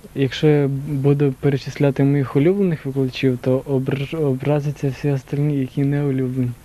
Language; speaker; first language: Ukrainian; native; Ukrainian